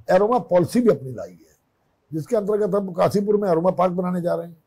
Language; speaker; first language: Hindi; native; Hindi